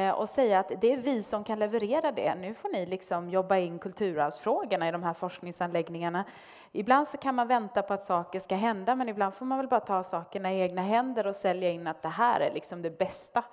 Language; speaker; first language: Swedish; native; Swedish